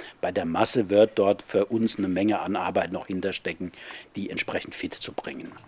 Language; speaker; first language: German; native; German